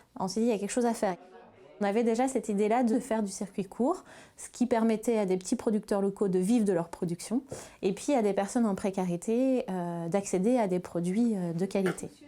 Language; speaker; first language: French; native; French